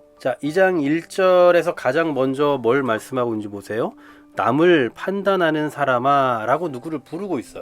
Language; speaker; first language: Korean; native; Korean